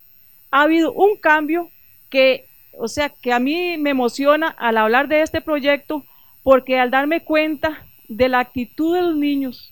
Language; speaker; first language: Spanish; native; Spanish